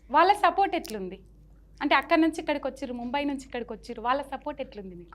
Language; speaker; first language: Telugu; native; Telugu